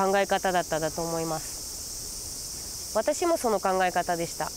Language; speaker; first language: Japanese; non-native, fluent; Russian